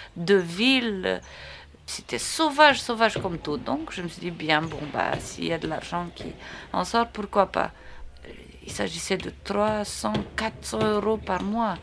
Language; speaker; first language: French; non-native, fluent; Romanian